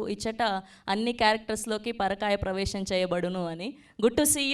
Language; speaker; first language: Telugu; native; Telugu